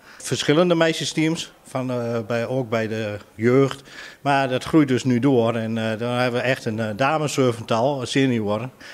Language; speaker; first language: Dutch; native; Dutch